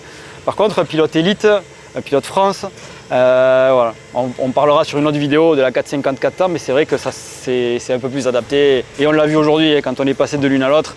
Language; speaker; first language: French; native; French